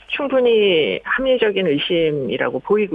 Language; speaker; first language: Korean; native; Korean